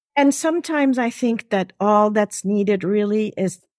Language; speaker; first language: English; non-native, fluent; French